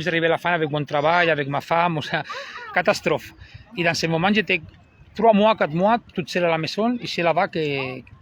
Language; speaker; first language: French; non-native, learner; Spanish